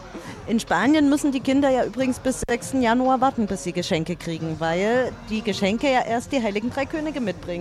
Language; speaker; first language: German; native; German